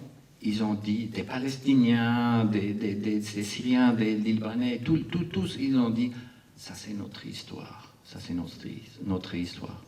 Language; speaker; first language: French; non-native, local second language; Arabic